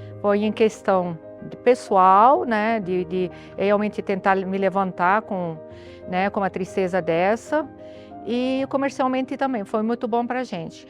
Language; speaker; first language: Portuguese; non-native, fluent; Arabic